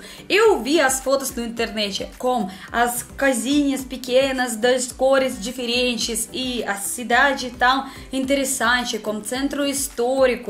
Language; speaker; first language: Portuguese; non-native, learner; Russian